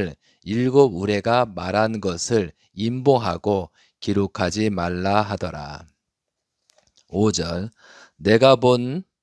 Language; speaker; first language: Korean; native; Korean